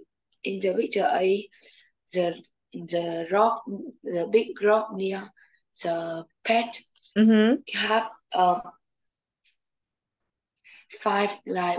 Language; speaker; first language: English; non-native, learner; Vietnamese